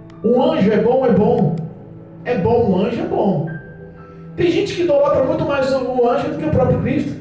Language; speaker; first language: Portuguese; native; Portuguese